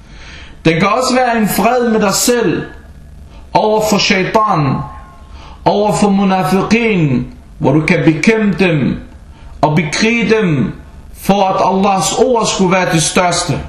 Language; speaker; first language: Danish; early bilingual, other home language; Arabic